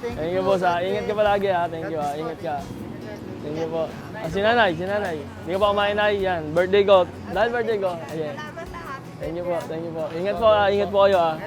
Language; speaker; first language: Filipino; native; Filipino